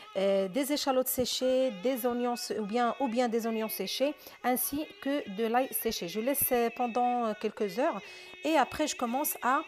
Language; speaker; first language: French; non-native, local second language; Arabic